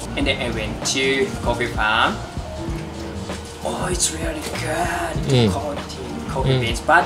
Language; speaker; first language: English; non-native, learner; Japanese